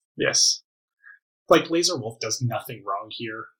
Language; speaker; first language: English; native; English